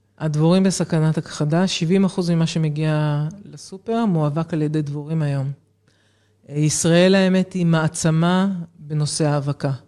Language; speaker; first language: Hebrew; native; Hebrew